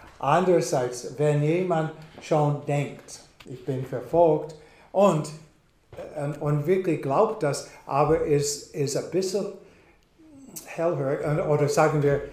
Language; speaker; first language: German; non-native, fluent; English